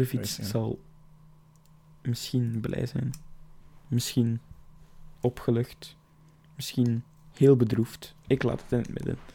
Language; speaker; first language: Dutch; native; Dutch